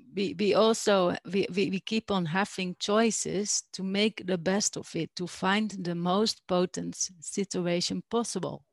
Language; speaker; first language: English; non-native, fluent; Dutch